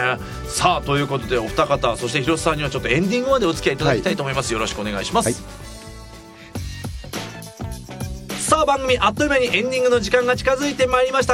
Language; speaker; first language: Japanese; native; Japanese